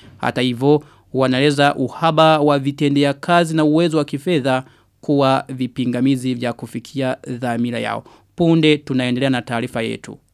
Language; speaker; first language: Swahili; non-native, local second language; Rundi